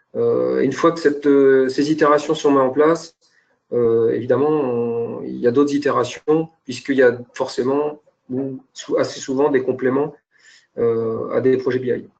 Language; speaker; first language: French; native; French